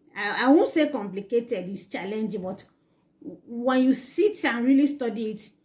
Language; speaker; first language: English; non-native, local second language; Yoruba